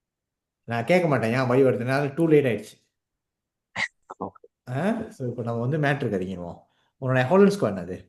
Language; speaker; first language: Tamil; native; Tamil